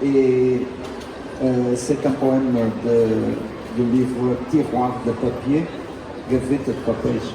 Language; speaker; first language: French; non-native, fluent; Portuguese